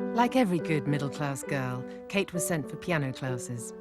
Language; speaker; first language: English; native; English